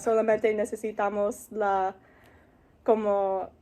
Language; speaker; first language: Spanish; non-native, learner; English